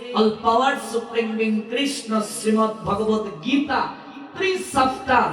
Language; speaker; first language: English; non-native, local second language; Bangla